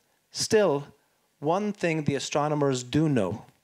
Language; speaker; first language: English; early bilingual, other home language; Hebrew